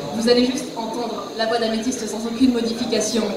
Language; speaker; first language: French; native; French